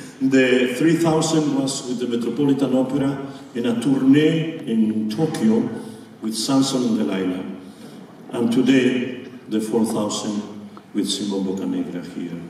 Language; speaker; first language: English; non-native, fluent; Spanish